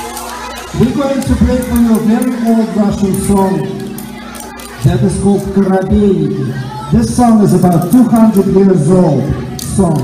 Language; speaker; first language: English; non-native, fluent; Russian